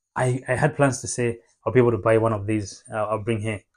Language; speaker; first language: English; non-native, local second language; Nyanja